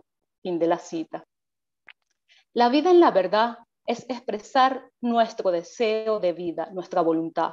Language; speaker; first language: Spanish; native; Spanish